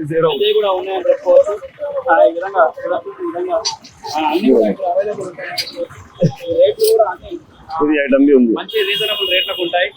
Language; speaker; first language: Telugu; native; Telugu